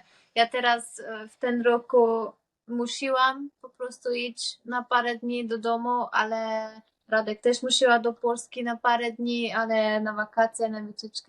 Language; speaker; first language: Polish; non-native, learner; Hungarian